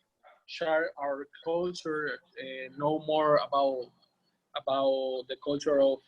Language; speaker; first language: English; non-native, learner; Spanish